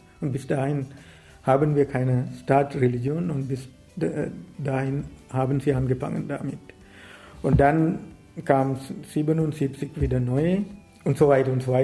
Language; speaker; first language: German; non-native, learner; Sinhala